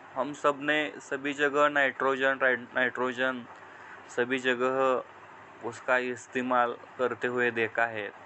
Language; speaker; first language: Hindi; non-native, local second language; Marathi